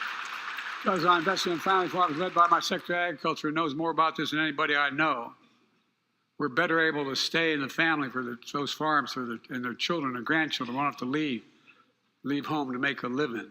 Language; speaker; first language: English; native; English